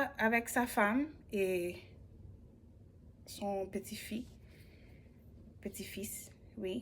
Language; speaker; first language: French; non-native, learner; English